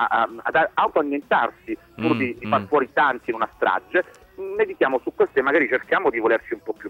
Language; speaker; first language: Italian; native; Italian